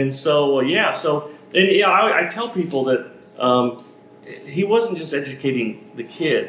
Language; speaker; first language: English; native; English